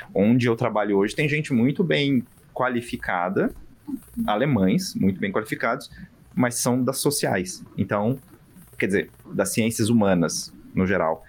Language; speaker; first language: Portuguese; native; Portuguese